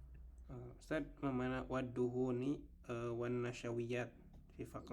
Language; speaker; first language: Arabic; non-native, learner; Indonesian